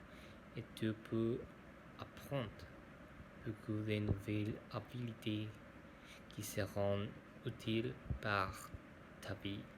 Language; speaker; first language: French; non-native, learner; Spanish